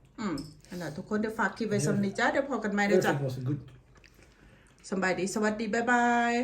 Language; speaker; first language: Thai; native; Thai